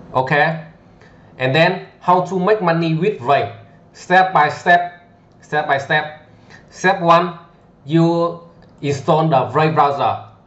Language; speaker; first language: English; non-native, learner; Vietnamese